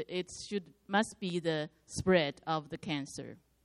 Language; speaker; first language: English; non-native, learner; Chinese